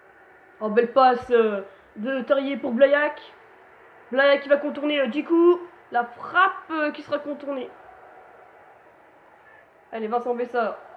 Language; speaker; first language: French; native; French